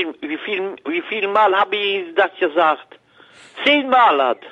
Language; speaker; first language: German; non-native, learner; French